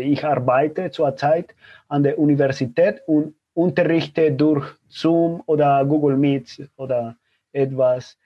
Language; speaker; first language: German; non-native, fluent; Spanish